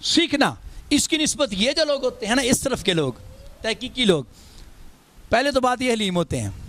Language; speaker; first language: Urdu; non-native, local second language; Punjabi